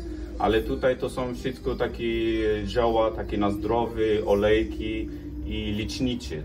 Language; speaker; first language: Polish; non-native, learner; Arabic